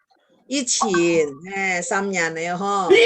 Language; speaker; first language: Chinese; non-native, learner; Indonesian